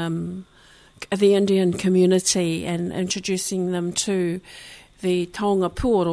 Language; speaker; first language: English; native; English